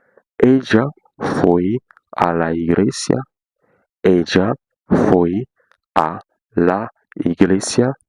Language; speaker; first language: Spanish; non-native, fluent; Haitian Creole